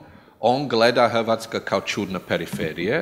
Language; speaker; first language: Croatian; non-native, learner; English